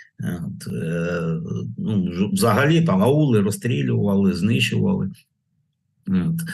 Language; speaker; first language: Ukrainian; native; Ukrainian